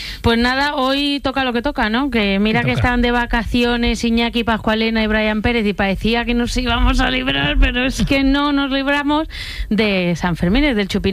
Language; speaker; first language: Spanish; native; Spanish